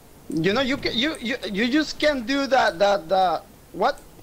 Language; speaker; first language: English; non-native, fluent; Spanish